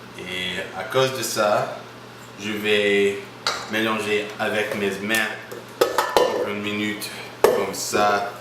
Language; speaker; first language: French; non-native, learner; English